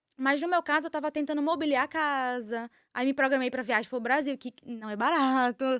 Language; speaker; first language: Portuguese; native; Portuguese